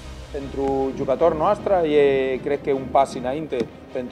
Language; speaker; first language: Romanian; non-native, learner; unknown